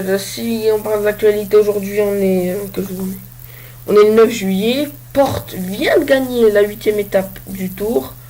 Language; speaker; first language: French; native; French